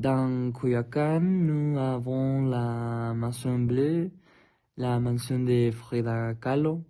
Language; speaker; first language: French; non-native, learner; Spanish